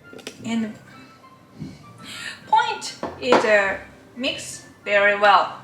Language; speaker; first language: English; non-native, learner; Japanese